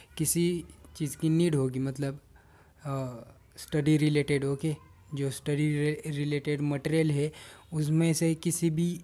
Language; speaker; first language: Hindi; non-native, local second language; Marathi